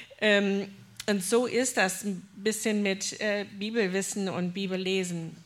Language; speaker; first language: German; non-native, fluent; English